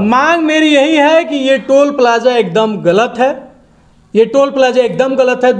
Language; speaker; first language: Hindi; native; Hindi